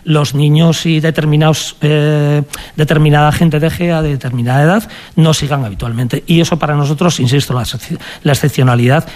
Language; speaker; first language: Spanish; native; Spanish